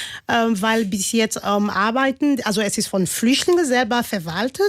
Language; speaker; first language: German; non-native, fluent; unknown